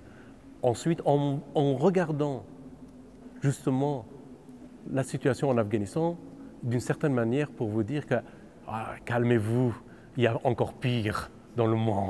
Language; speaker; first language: French; non-native, fluent; Persian